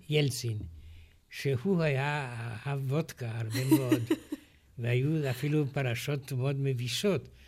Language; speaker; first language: Hebrew; non-native, fluent; Romanian